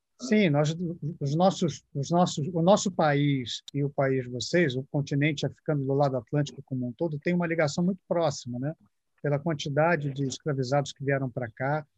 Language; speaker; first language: Portuguese; native; Portuguese